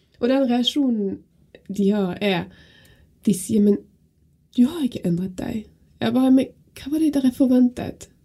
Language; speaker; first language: Norwegian; non-native, fluent; French